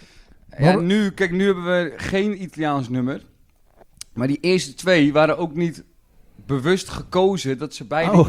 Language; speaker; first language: Dutch; native; Dutch